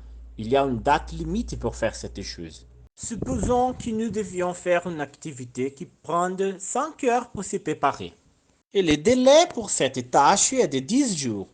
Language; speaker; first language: French; non-native, learner; Portuguese